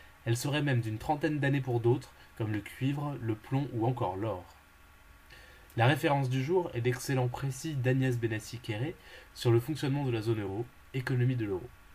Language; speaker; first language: French; native; French